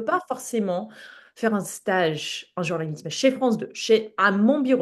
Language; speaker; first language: French; non-native, fluent; English